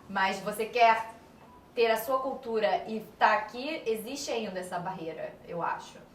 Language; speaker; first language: Portuguese; early bilingual, other home language; French